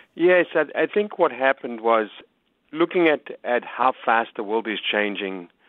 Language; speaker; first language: English; native; English